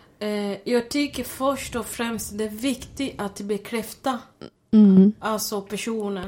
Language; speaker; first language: Swedish; non-native, fluent; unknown